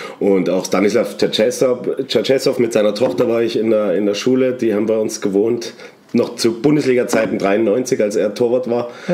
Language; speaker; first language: German; native; German